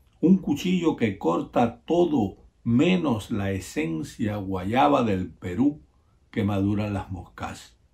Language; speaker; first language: Spanish; native; Spanish